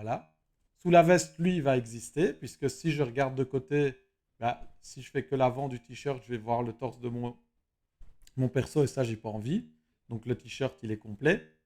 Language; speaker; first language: French; native; French